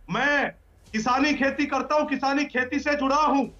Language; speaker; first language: Hindi; native; Hindi